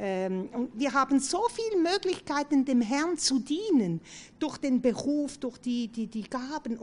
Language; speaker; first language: German; non-native, fluent; French